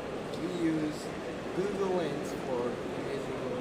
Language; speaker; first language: English; non-native, learner; Japanese